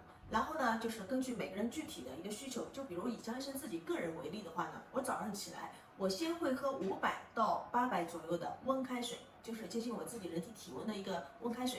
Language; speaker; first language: Chinese; native; Chinese